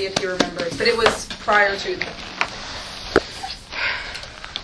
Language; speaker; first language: English; native; English